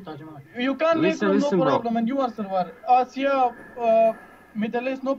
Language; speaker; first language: English; non-native, learner; Uzbek